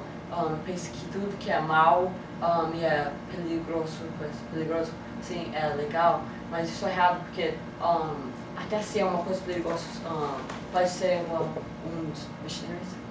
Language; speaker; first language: Portuguese; early bilingual, heritage; English